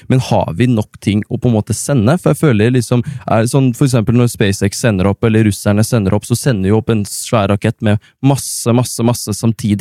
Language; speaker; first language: Norwegian; native; Norwegian